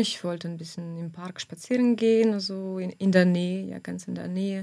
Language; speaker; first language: German; non-native, fluent; Ukrainian